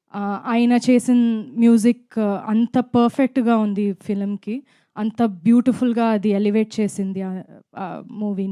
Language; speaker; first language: Telugu; non-native, fluent; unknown